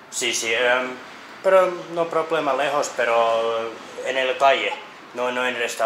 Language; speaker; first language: Spanish; non-native, learner; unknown